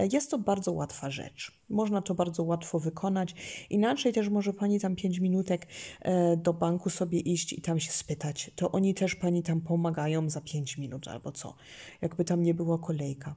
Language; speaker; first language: Polish; early bilingual, heritage; Polish